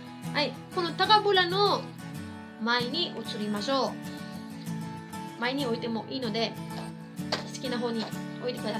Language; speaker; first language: Japanese; non-native, fluent; Cebuano